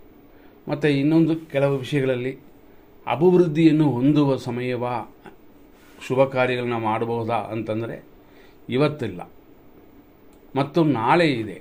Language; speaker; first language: Kannada; native; Kannada